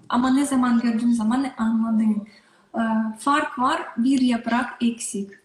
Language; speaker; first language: Turkish; non-native, learner; Russian